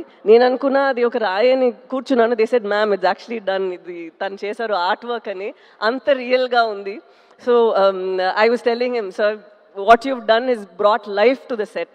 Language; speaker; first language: Telugu; non-native, local second language; Tamil